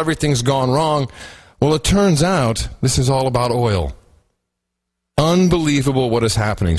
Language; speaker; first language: English; native; English